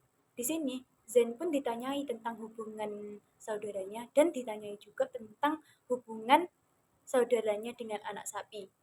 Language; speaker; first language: Indonesian; native; Indonesian